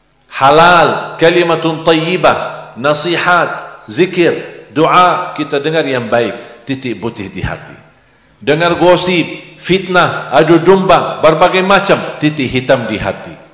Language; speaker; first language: Indonesian; non-native, fluent; Arabic